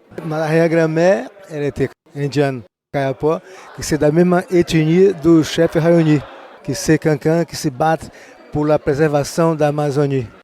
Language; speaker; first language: French; non-native, fluent; Portuguese